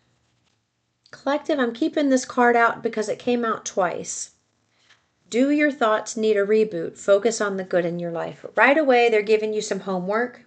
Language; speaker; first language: English; native; English